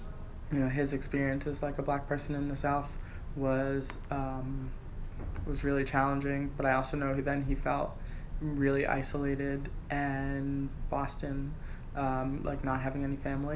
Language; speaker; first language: English; native; English